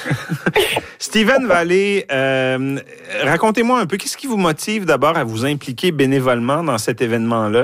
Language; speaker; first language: French; native; French